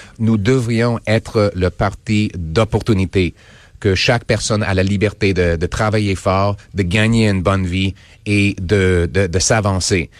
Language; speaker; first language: French; non-native, local second language; English